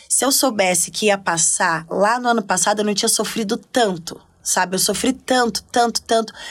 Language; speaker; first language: Portuguese; native; Portuguese